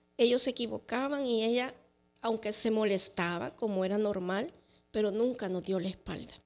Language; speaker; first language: Spanish; native; Spanish